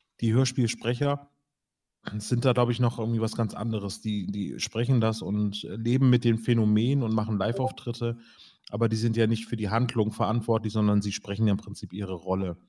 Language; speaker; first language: German; native; German